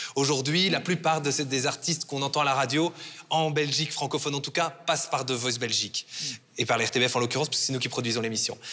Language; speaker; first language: French; native; French